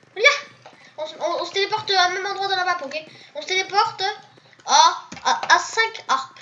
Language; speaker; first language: French; native; French